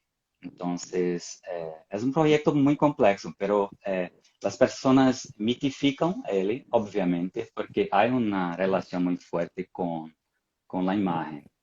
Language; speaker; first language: Spanish; non-native, fluent; Portuguese